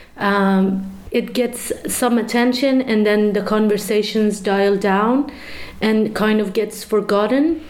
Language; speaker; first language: English; non-native, fluent; Persian